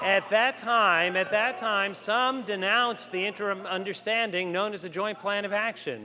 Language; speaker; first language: English; native; English